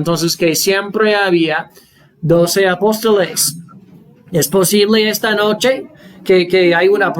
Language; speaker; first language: Spanish; non-native, fluent; English